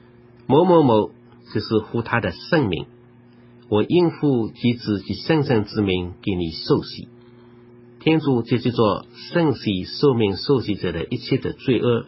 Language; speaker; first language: Chinese; native; Chinese